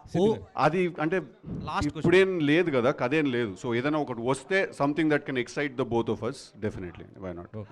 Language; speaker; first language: Telugu; native; Telugu